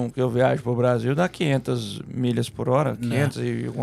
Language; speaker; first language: Portuguese; native; Portuguese